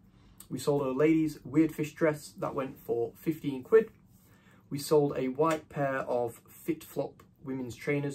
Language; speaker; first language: English; native; English